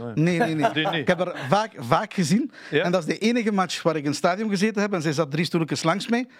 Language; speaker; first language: Dutch; non-native, fluent; Catalan